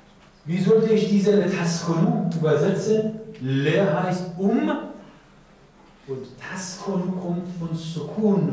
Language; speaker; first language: German; non-native, learner; Persian